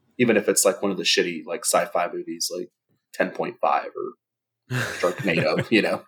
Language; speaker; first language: English; early bilingual, other home language; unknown